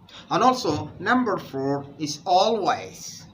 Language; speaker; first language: English; non-native, fluent; Arabic